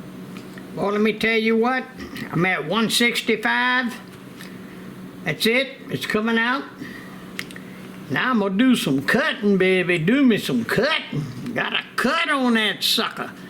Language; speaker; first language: English; native; English